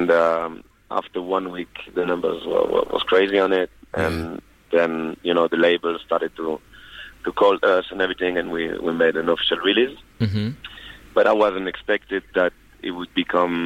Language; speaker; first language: English; non-native, fluent; French